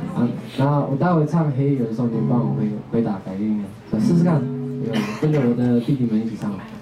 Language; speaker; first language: Chinese; non-native, local second language; Amis